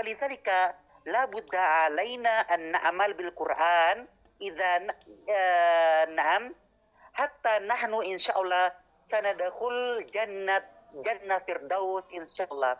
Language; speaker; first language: Arabic; non-native, learner; Indonesian